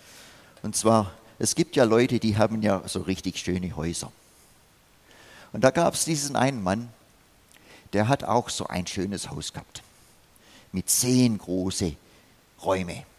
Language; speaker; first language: German; non-native, fluent; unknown